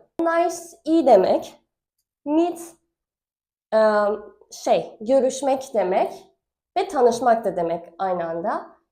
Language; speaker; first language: Turkish; non-native, fluent; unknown